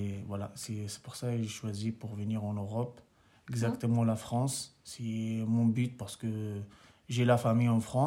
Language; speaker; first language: French; non-native, local second language; Arabic